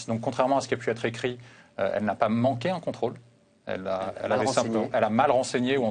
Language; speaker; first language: French; native; French